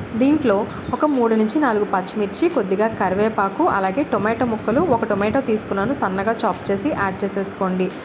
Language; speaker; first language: Telugu; native; Telugu